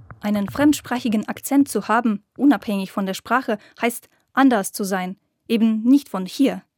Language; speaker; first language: German; non-native, fluent; Russian